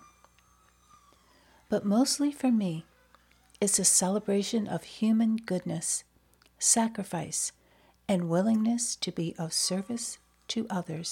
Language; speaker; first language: English; native; English